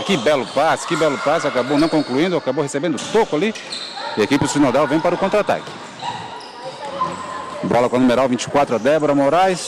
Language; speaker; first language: Portuguese; native; Portuguese